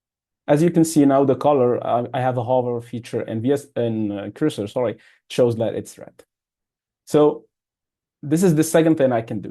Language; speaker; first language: English; non-native, fluent; Arabic